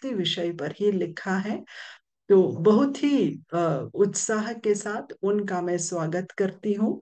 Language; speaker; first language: Hindi; non-native, local second language; Morisyen